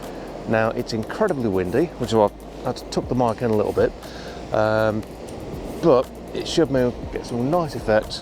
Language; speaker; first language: English; native; English